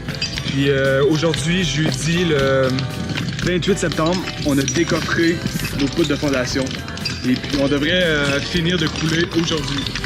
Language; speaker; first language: French; native; French